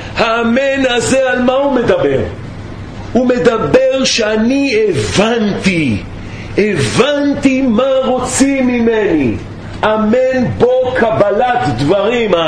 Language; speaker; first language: Hebrew; native; Hebrew